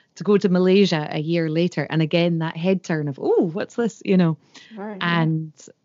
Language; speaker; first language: English; native; English